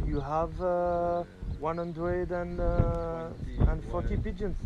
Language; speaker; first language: English; non-native, learner; French